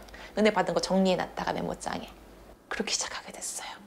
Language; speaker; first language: Korean; native; Korean